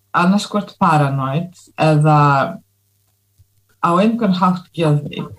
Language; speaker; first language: Icelandic; non-native, fluent; Russian